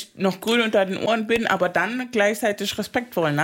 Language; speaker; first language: German; non-native, fluent; Spanish